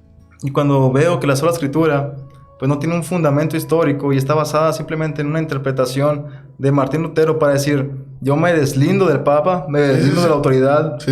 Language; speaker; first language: Spanish; native; Spanish